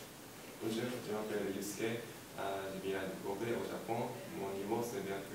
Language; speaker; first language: French; non-native, learner; Japanese